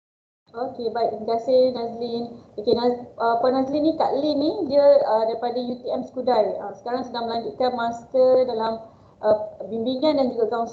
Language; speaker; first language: Malay; native; Malay